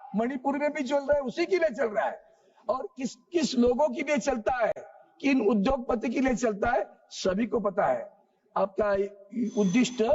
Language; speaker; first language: Hindi; non-native, local second language; Marathi